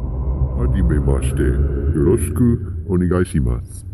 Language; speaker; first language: Japanese; non-native, learner; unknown